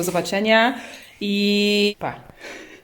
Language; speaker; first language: Polish; non-native, learner; English